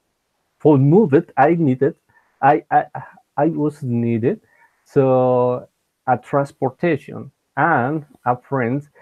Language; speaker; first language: English; non-native, learner; Spanish